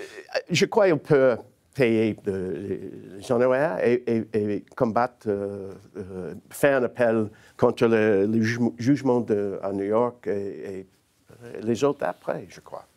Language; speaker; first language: French; non-native, learner; English